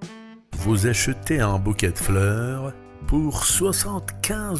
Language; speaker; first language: French; non-native, fluent; Russian